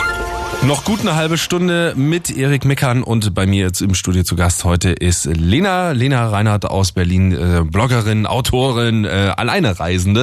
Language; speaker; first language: German; native; German